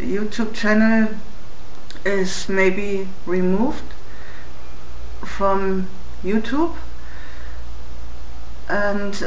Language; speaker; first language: English; non-native, learner; German